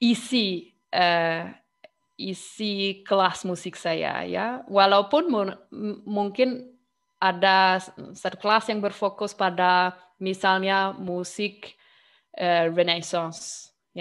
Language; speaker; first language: Indonesian; non-native, fluent; German